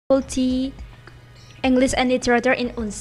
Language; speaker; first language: English; non-native, learner; Indonesian